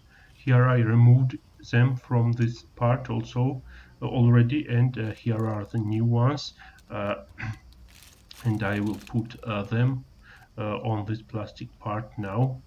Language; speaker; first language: English; non-native, learner; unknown